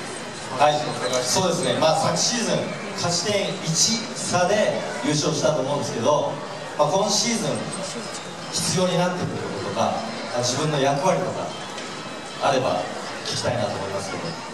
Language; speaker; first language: Japanese; native; Japanese